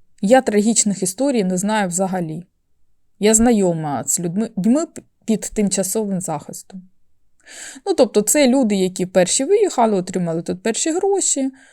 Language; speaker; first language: Ukrainian; native; Ukrainian